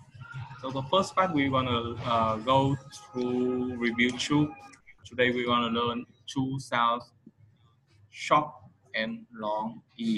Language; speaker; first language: English; non-native, fluent; Vietnamese